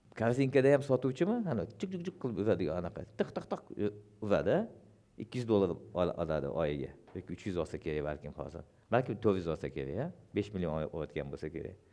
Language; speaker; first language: Uzbek; non-native, local second language; Russian